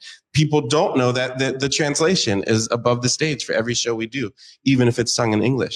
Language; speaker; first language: English; native; English